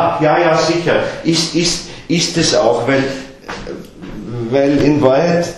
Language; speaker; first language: German; native; German